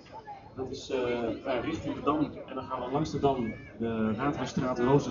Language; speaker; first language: Dutch; native; Dutch